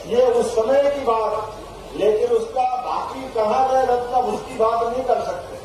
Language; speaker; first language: Hindi; native; Hindi